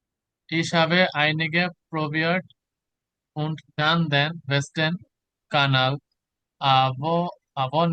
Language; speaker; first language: German; non-native, learner; Bangla